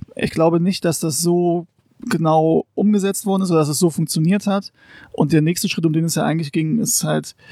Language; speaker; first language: German; non-native, local second language; Ladin